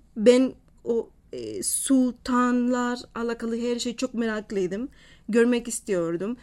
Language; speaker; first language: Turkish; non-native, fluent; Spanish